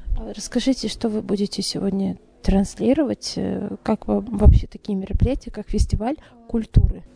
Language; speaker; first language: Russian; native; Russian